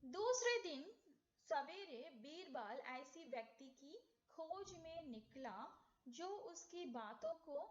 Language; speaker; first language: Hindi; non-native, local second language; Tamil